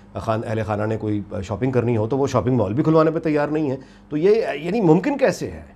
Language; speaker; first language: Urdu; native; Urdu